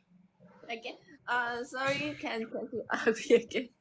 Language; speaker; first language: English; non-native, learner; Thai